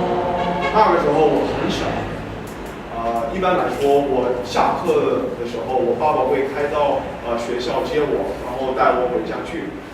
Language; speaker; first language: Chinese; non-native, fluent; English